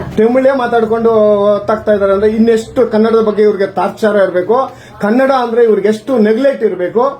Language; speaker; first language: Kannada; native; Kannada